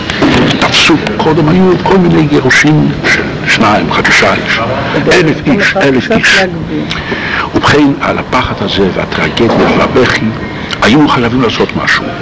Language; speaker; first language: Hebrew; non-native, fluent; Polish